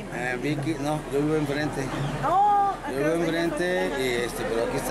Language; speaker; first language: Spanish; native; Spanish